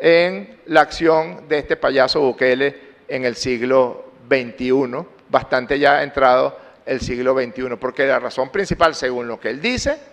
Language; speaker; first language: Spanish; native; Spanish